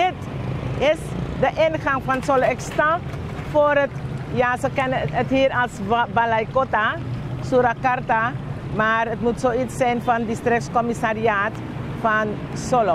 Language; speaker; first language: Dutch; non-native, local second language; Javanese